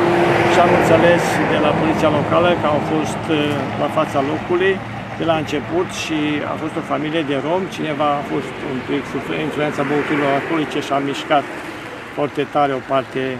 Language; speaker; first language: Romanian; native; Romanian